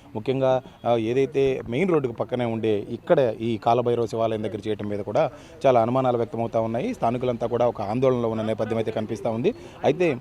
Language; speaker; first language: Telugu; native; Telugu